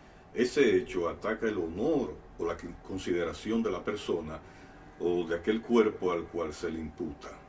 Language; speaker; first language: Spanish; native; Spanish